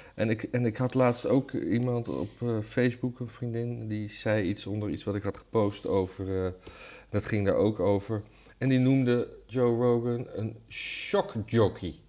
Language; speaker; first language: Dutch; native; Dutch